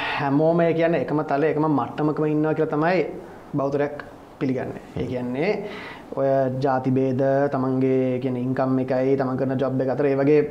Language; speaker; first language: Sinhala; native; Sinhala